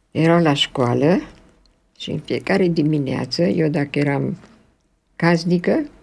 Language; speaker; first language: Romanian; early bilingual, other home language; French